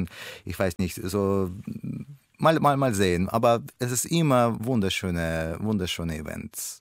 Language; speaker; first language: German; non-native, learner; Russian